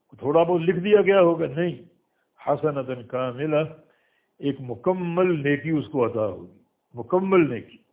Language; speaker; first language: Urdu; native; Urdu